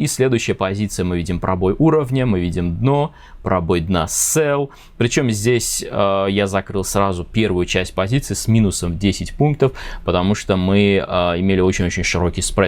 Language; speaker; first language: Russian; native; Russian